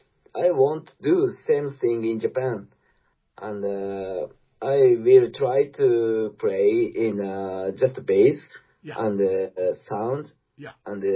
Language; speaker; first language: English; non-native, learner; Japanese